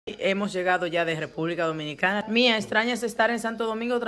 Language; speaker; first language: Spanish; native; Spanish